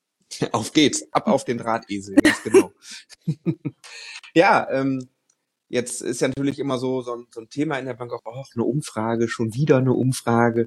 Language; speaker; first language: German; native; German